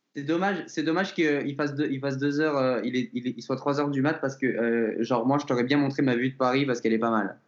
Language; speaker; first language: French; native; French